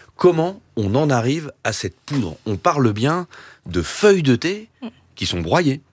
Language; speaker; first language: French; native; French